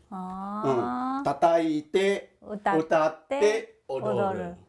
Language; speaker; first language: Japanese; non-native, fluent; Khmer